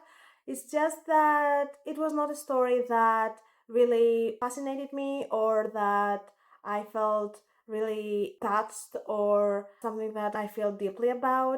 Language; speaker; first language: English; non-native, fluent; Greek